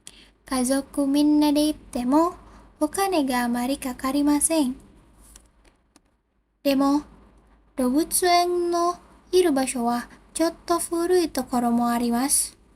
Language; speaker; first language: Japanese; non-native, learner; Indonesian